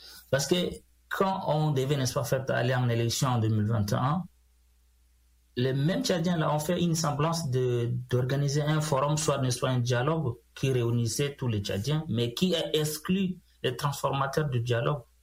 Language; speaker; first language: French; non-native, local second language; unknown